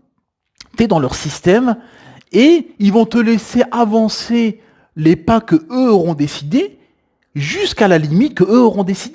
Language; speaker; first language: French; native; French